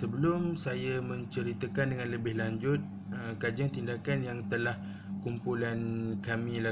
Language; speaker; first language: Malay; native; Malay